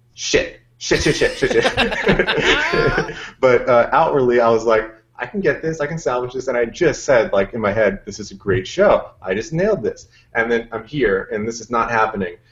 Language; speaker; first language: English; native; English